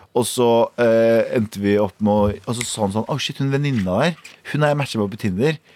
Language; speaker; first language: Norwegian; early bilingual, other home language; Kurdish